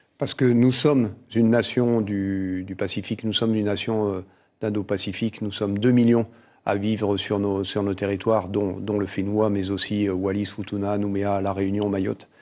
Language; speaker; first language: French; native; French